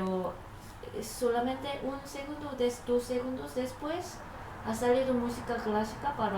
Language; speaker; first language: Spanish; non-native, learner; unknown